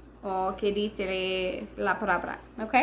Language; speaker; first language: Spanish; non-native, learner; English